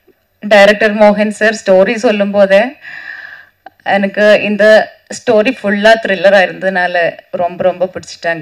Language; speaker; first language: Tamil; non-native, learner; Malayalam